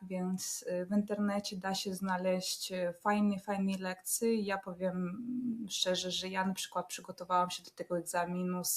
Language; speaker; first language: Polish; non-native, fluent; Russian